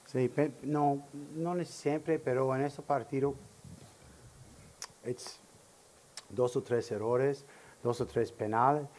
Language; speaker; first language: Spanish; non-native, learner; English